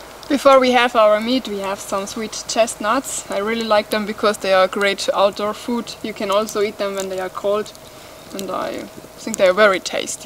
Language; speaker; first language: English; non-native, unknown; German